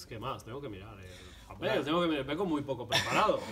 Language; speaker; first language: Spanish; native; Spanish